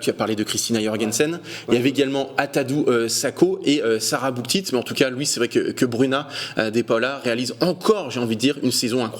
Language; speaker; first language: French; native; French